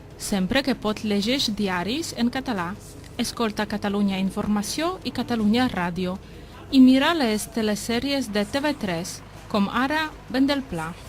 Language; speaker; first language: Catalan; native; Catalan